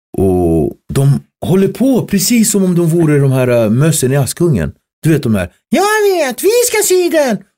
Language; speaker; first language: Swedish; early bilingual, other home language; Kabuverdianu